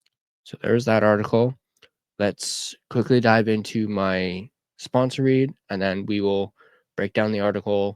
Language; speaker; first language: English; native; English